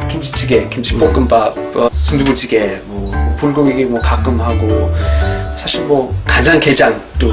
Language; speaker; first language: Korean; non-native, fluent; English